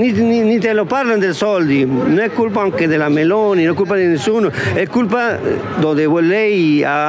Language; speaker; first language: Italian; non-native, learner; Spanish